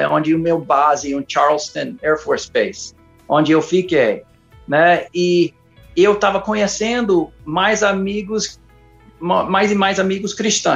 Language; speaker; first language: Portuguese; non-native, fluent; English